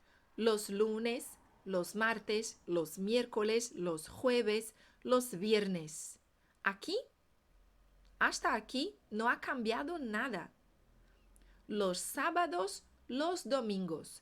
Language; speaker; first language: Spanish; non-native, fluent; Portuguese